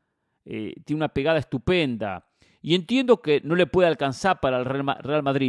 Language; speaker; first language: Spanish; native; Spanish